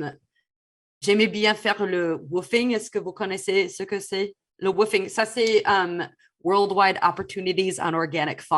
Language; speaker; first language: French; non-native, fluent; English